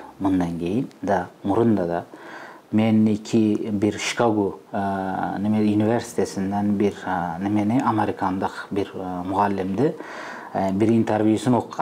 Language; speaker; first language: Kyrgyz; non-native, fluent; Uzbek